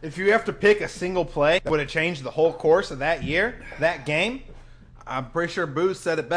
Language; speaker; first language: English; native; English